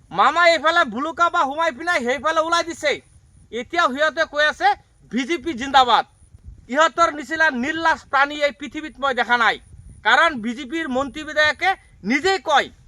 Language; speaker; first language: Assamese; non-native, local second language; Bangla